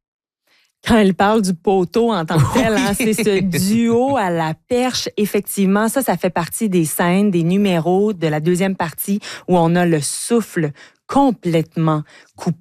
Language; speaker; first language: French; native; French